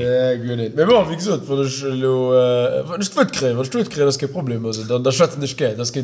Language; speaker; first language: German; native; German